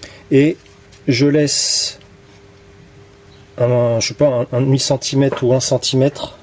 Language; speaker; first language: French; native; French